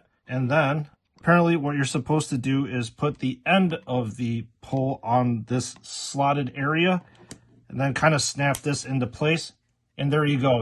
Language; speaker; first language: English; native; English